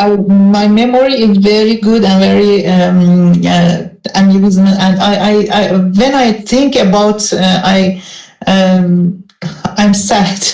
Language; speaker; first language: English; non-native, learner; Persian